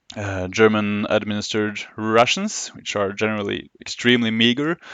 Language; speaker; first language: English; non-native, fluent; Norwegian